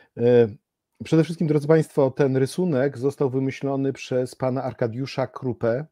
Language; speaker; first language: Polish; native; Polish